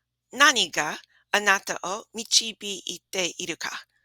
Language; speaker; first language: Japanese; non-native, fluent; English